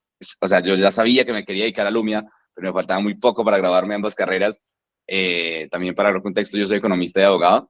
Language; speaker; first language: Spanish; native; Spanish